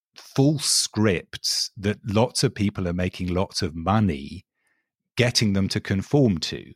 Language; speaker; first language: English; native; English